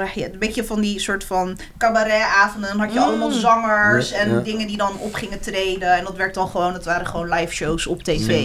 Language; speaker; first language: Dutch; early bilingual, other home language; Arabic